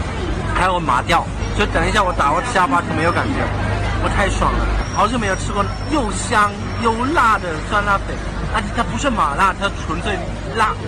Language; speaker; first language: Chinese; non-native, fluent; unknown